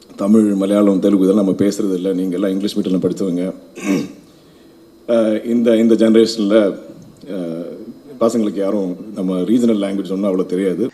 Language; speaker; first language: Tamil; non-native, local second language; Malayalam